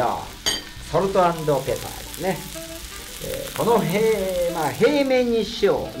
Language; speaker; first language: Japanese; native; Japanese